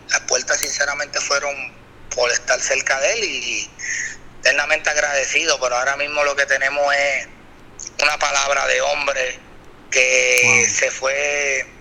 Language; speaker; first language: Spanish; native; Spanish